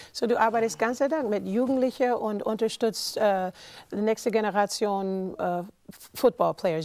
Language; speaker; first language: German; non-native, fluent; English